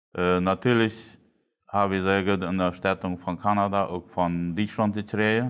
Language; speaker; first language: German; non-native, local second language; Plautdietsch